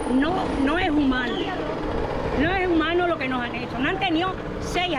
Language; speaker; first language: Spanish; native; Spanish